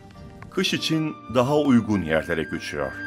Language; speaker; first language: Turkish; native; Turkish